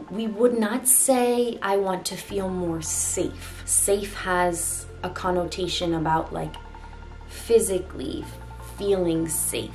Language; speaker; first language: English; native; English